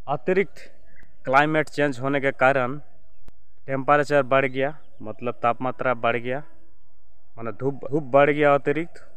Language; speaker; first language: Hindi; non-native, local second language; Bangla